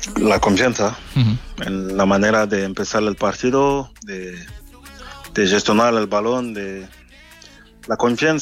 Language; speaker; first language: Spanish; non-native, fluent; French